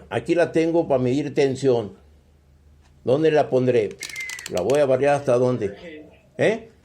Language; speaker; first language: Spanish; native; Spanish